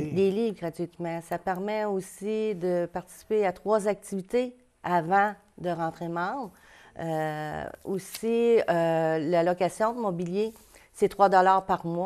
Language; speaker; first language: French; native; French